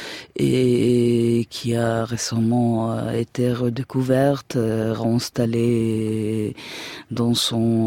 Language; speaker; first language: French; non-native, fluent; German